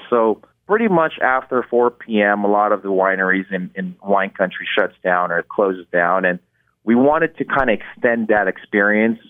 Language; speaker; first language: English; non-native, local second language; Filipino